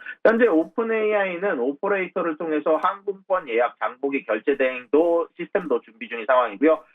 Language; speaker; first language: Korean; native; Korean